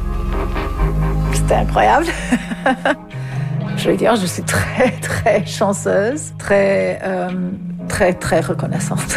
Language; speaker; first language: French; non-native, fluent; English